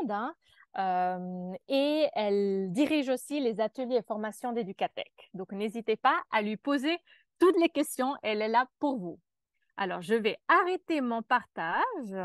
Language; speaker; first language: French; native; French